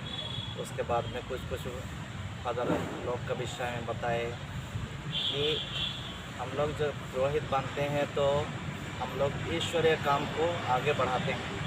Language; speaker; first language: Hindi; non-native, local second language; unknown